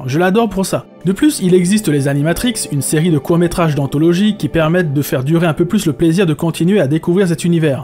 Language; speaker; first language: French; native; French